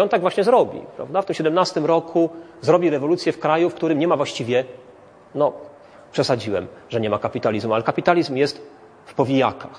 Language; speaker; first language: Polish; native; Polish